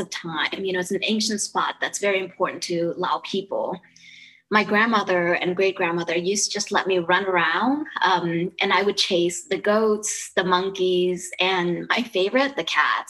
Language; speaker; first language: English; early bilingual, other home language; Lao